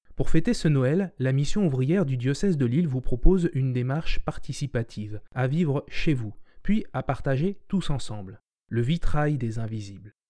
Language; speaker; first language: French; native; French